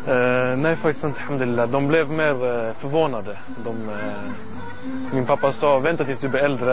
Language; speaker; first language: Swedish; non-native, learner; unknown